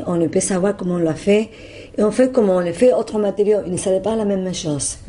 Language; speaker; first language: French; non-native, learner; Spanish